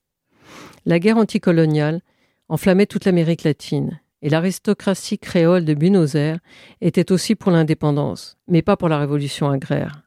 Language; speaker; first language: French; native; French